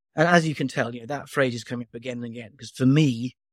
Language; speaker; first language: English; native; English